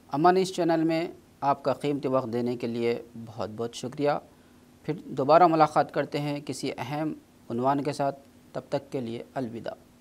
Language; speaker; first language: Urdu; native; Urdu